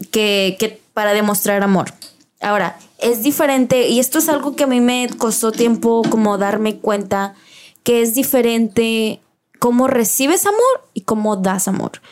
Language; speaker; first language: Spanish; early bilingual, heritage; Spanish